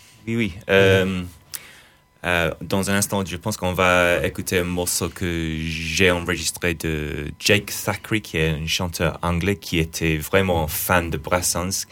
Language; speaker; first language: French; non-native, fluent; English